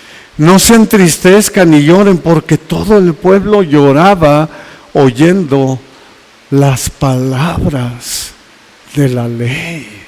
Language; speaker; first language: Spanish; native; Spanish